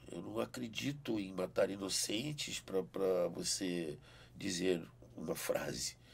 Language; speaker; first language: Portuguese; early bilingual, heritage; Portuguese